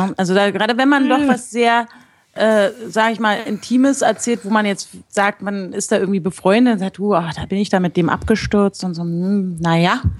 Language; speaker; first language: German; native; German